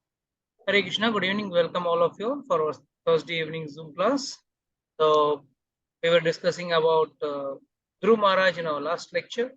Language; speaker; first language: English; non-native, local second language; Hindi